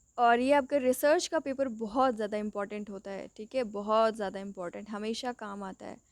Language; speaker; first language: Hindi; native; Hindi